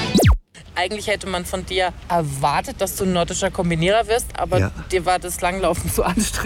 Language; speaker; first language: German; native; German